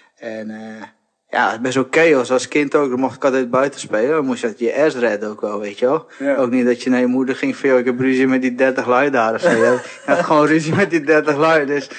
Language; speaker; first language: Dutch; early bilingual, other home language; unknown